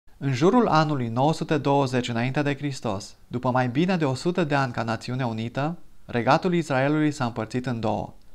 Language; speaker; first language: Romanian; non-native, fluent; English